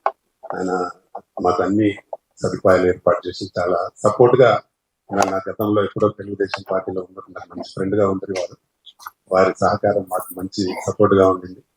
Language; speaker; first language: Telugu; native; Telugu